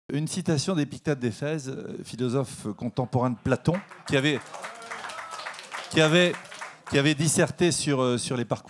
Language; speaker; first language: French; native; French